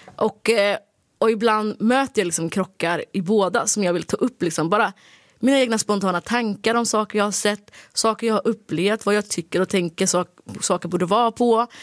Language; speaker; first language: Swedish; early bilingual, other home language; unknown